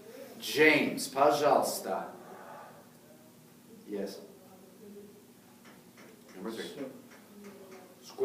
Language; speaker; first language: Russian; non-native, fluent; English